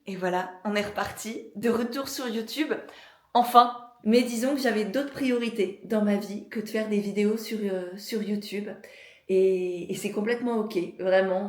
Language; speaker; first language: French; native; French